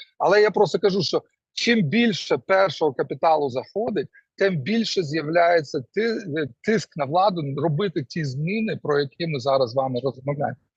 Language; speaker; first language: Ukrainian; non-native, local second language; Russian